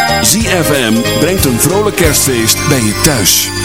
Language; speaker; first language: Dutch; native; Dutch